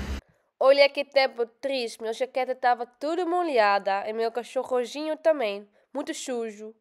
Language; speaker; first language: Portuguese; non-native, learner; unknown